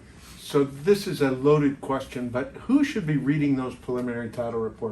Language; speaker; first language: English; native; English